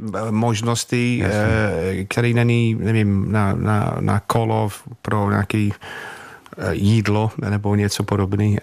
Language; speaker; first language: Czech; non-native, fluent; English